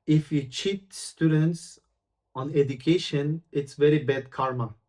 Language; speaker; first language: English; non-native, fluent; Uzbek